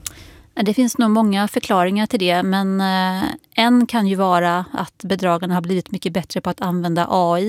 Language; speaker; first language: Swedish; native; Swedish